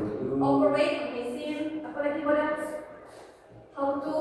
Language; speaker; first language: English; non-native, learner; Indonesian